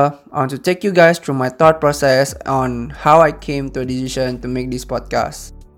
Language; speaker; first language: English; early bilingual, other home language; Indonesian